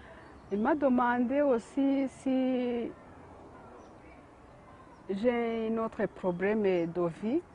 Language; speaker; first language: French; non-native, learner; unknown